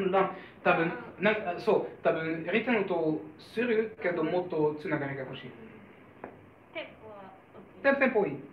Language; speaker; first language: Japanese; non-native, fluent; Hungarian